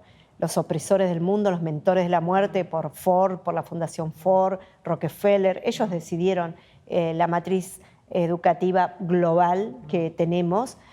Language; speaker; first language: Spanish; native; Spanish